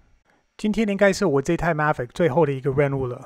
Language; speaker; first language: Chinese; non-native, fluent; English